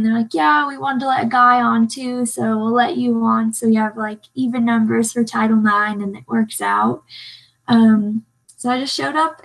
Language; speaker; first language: English; native; English